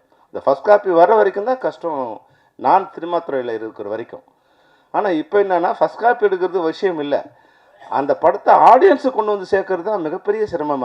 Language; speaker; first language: Tamil; native; Tamil